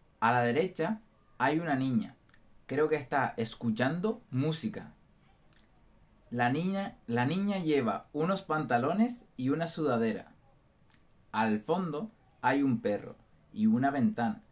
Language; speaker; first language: Spanish; non-native, learner; English